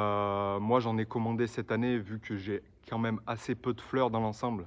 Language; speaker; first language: French; native; French